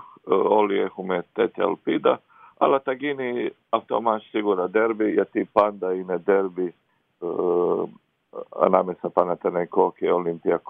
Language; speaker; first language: Greek; non-native, fluent; Croatian